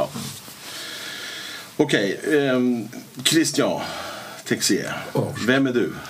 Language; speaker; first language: Swedish; native; Swedish